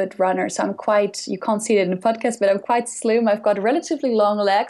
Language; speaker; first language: English; non-native, fluent; Dutch